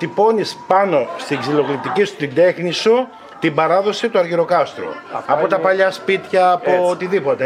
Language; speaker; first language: Greek; native; Greek